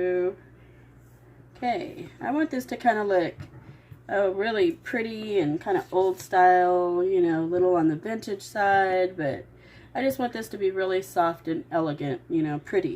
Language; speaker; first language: English; native; English